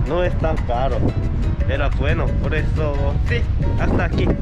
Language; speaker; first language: Spanish; non-native, learner; Korean